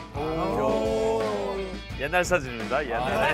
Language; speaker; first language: Korean; native; Korean